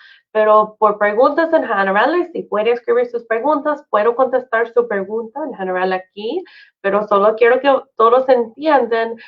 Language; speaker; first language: Spanish; non-native, fluent; English